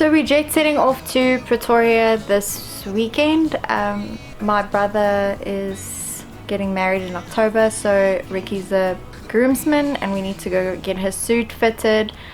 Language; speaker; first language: English; native; English